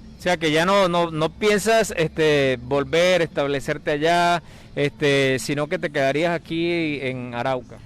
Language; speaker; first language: Spanish; native; Spanish